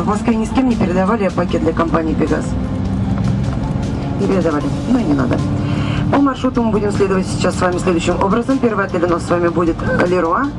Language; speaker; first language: Russian; native; Russian